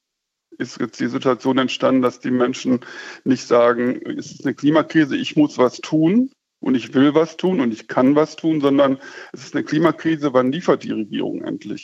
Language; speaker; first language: German; native; German